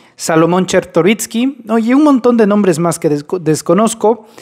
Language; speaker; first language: Spanish; native; Spanish